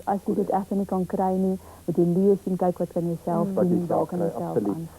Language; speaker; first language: Afrikaans; native; Afrikaans